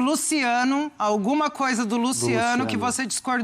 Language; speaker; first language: Portuguese; native; Portuguese